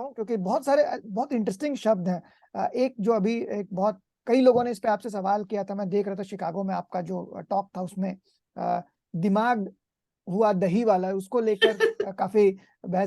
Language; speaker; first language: Hindi; native; Hindi